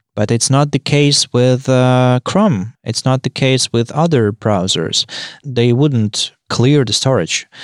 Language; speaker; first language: English; non-native, fluent; Russian